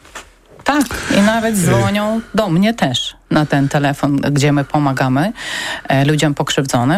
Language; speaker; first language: Polish; non-native, learner; Ukrainian